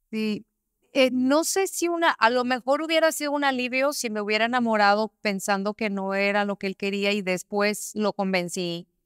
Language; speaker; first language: Spanish; native; Spanish